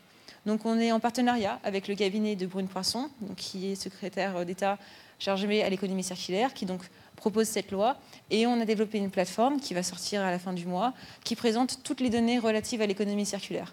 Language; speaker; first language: French; native; French